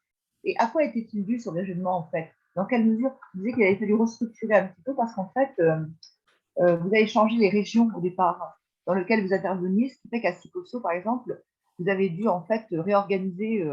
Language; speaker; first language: French; native; French